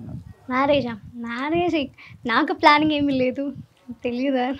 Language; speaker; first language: Telugu; non-native, learner; Malayalam